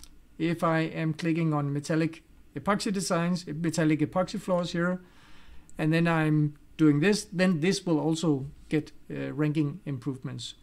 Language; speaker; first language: English; non-native, fluent; Danish